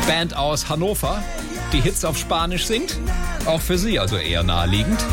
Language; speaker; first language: German; native; German